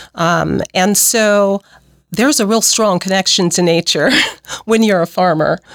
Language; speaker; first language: English; native; English